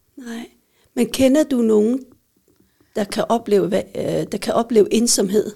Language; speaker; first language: Danish; early bilingual, other home language; Vietnamese